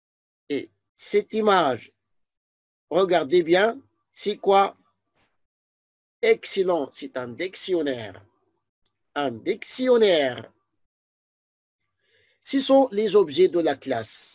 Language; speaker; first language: French; non-native, fluent; Arabic